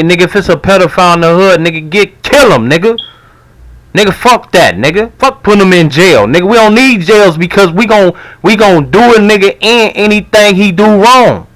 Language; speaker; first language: English; native; English